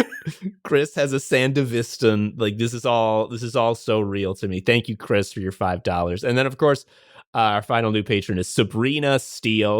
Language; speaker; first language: English; native; English